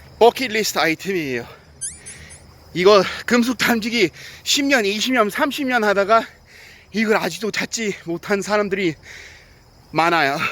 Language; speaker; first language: Korean; non-native, fluent; English